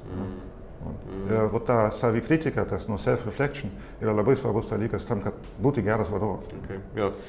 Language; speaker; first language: Lithuanian; non-native, fluent; German